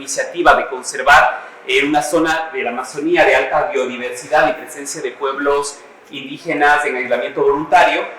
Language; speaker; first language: Spanish; native; Spanish